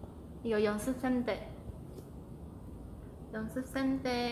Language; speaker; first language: Korean; non-native, learner; Chinese